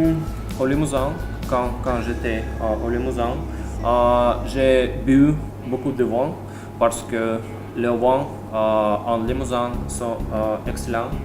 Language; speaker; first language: French; non-native, fluent; Russian